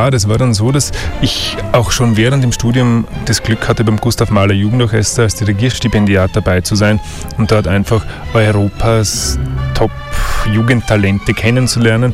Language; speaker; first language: German; native; German